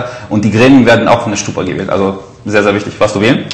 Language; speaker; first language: German; native; German